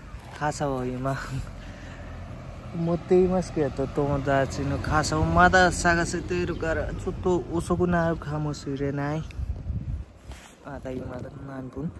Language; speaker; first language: Japanese; non-native, learner; Nepali